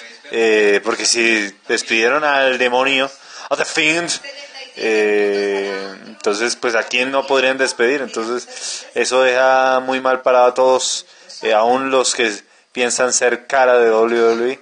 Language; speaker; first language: Spanish; native; Spanish